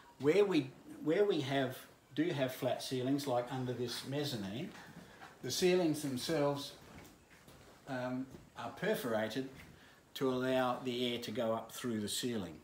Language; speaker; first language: English; native; English